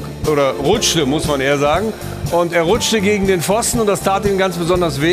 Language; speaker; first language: German; native; German